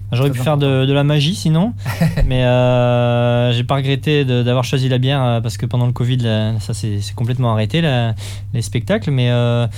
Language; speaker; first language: French; native; French